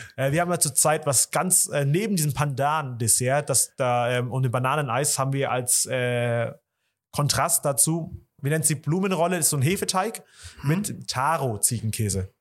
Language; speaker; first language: German; early bilingual, other home language; Vietnamese